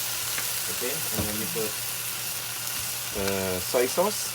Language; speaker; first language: English; non-native, fluent; Indonesian